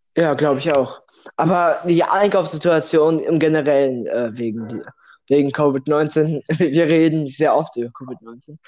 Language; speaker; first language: German; non-native, fluent; Russian